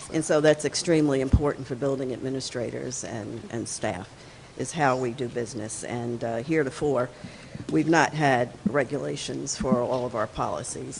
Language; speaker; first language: English; native; English